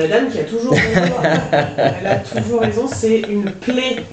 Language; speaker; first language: French; native; French